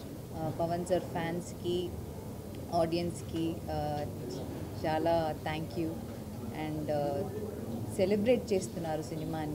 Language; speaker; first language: Telugu; non-native, local second language; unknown